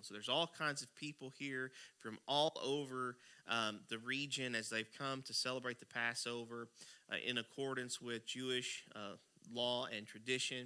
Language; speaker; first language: English; native; English